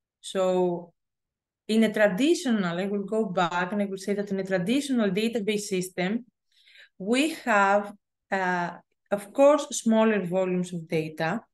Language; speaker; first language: English; non-native, fluent; Greek